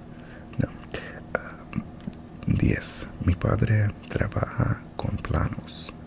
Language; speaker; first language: Spanish; non-native, learner; English